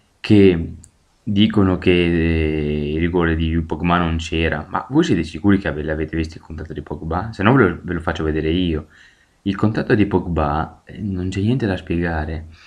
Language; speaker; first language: Italian; native; Italian